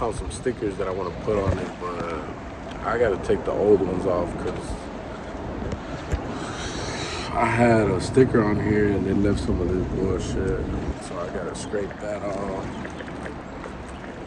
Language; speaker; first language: English; early bilingual, other home language; Spanish